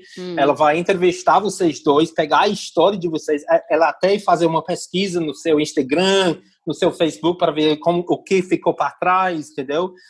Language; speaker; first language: Portuguese; non-native, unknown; English